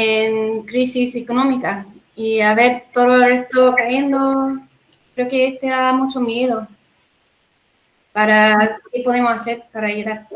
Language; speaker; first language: Spanish; non-native, learner; English